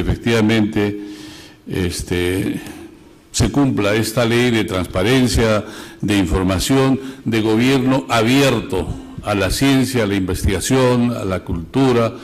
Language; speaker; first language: Spanish; native; Spanish